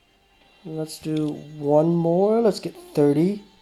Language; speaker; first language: English; native; English